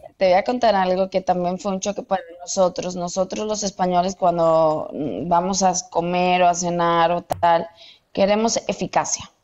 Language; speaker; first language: Spanish; native; Spanish